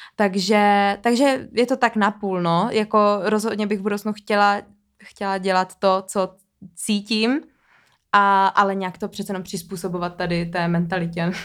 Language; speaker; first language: Czech; early bilingual, other home language; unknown